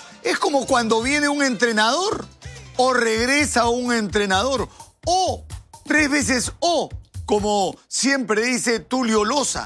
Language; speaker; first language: Spanish; native; Spanish